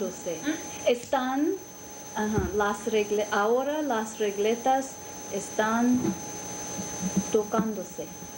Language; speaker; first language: Spanish; non-native, learner; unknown